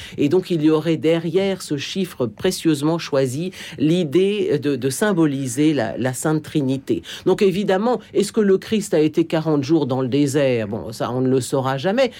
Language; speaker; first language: French; native; French